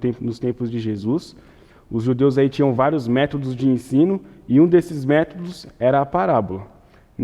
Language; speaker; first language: Portuguese; native; Portuguese